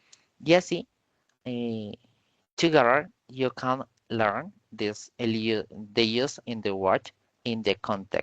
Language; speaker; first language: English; non-native, learner; Spanish